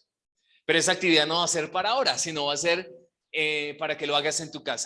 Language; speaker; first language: Spanish; native; Spanish